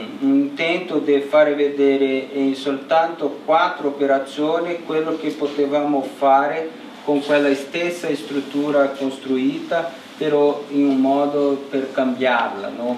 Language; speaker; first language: Italian; non-native, learner; Portuguese